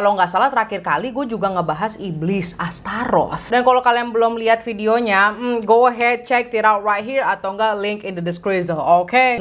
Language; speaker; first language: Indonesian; native; Indonesian